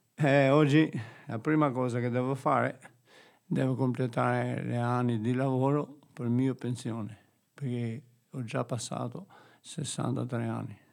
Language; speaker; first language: Italian; non-native, learner; Albanian